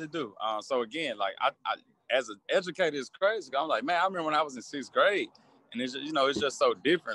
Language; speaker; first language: English; native; English